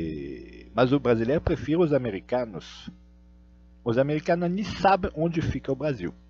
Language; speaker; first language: Portuguese; non-native, fluent; Russian